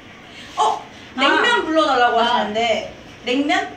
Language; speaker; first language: Korean; native; Korean